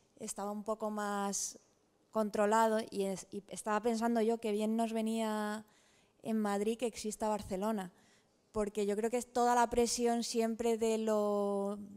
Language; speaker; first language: Spanish; native; Spanish